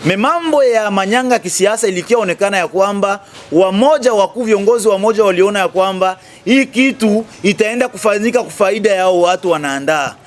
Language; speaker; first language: Swahili; native; Swahili